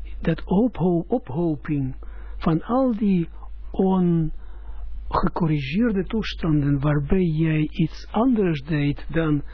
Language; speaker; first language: Dutch; non-native, fluent; Russian